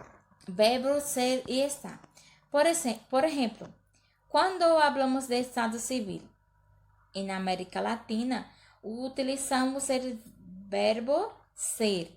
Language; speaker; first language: Spanish; non-native, learner; Portuguese